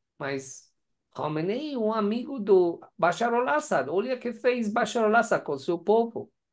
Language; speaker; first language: Portuguese; non-native, learner; Persian